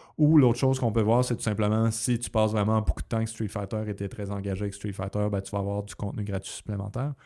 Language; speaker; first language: French; native; French